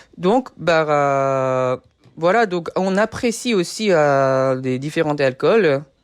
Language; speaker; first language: French; non-native, fluent; Japanese